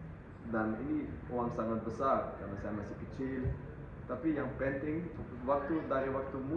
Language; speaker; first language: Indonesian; non-native, fluent; Dutch